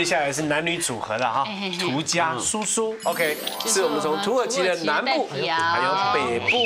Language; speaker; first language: Chinese; native; Chinese